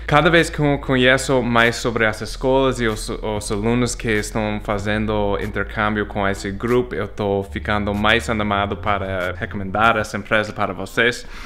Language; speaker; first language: Portuguese; non-native, fluent; English